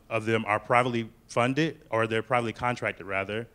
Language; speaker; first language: English; native; English